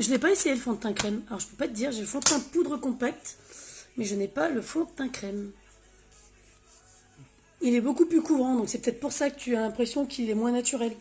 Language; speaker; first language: French; native; French